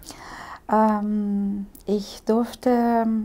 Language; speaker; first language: German; early bilingual, heritage; Russian